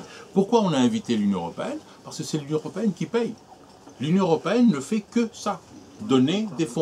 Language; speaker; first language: French; native; French